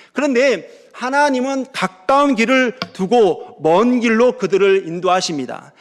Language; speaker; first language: Korean; native; Korean